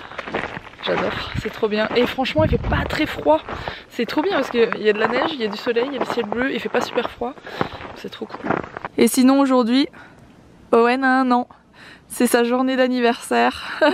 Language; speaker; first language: French; native; French